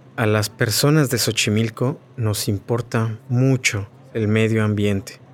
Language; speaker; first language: Spanish; native; Spanish